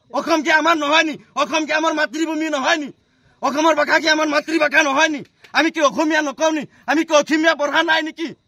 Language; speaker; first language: Assamese; non-native, local second language; Bangla